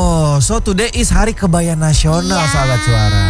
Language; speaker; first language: English; non-native, learner; Indonesian